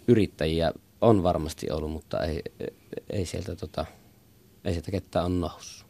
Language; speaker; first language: Finnish; native; Finnish